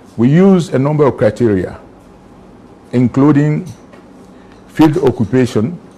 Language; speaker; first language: English; non-native, local second language; French